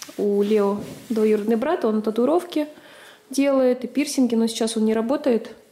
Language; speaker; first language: Russian; native; Russian